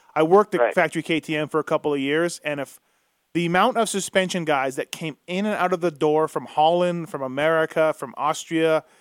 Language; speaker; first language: English; native; English